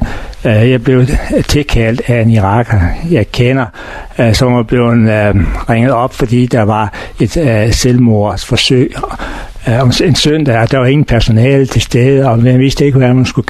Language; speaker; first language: Danish; native; Danish